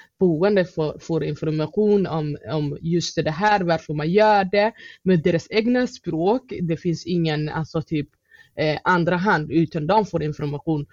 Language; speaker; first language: Swedish; non-native, fluent; Somali